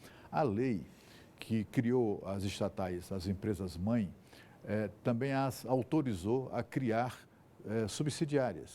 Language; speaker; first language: Portuguese; native; Portuguese